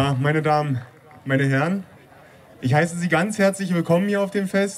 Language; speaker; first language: German; native; German